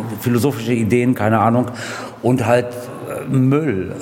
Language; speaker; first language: German; native; German